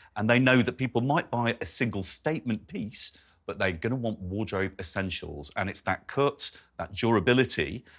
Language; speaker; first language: English; native; English